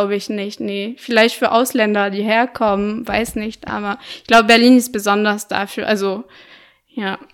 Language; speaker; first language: German; non-native, fluent; French